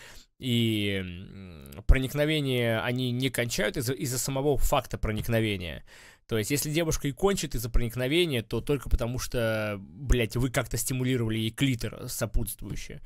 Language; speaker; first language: Russian; native; Russian